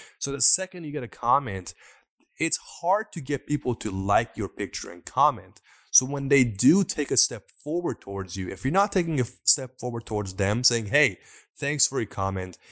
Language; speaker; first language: English; non-native, fluent; Persian